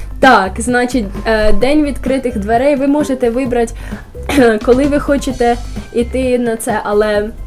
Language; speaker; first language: Ukrainian; early bilingual, heritage; Ukrainian